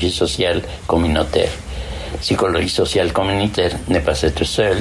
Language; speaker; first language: French; non-native, fluent; Spanish